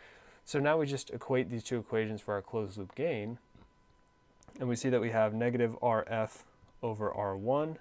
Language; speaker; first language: English; native; English